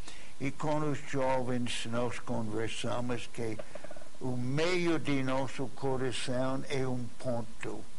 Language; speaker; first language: Portuguese; non-native, fluent; English